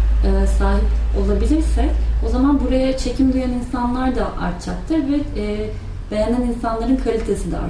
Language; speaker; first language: Turkish; native; Turkish